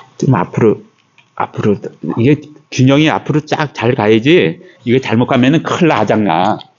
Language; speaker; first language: Korean; native; Korean